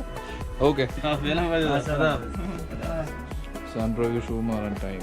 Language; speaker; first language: English; non-native, local second language; Malayalam